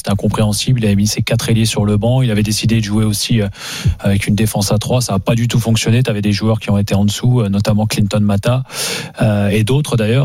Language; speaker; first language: French; native; French